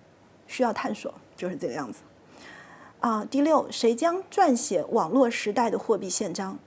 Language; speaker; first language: Chinese; native; Chinese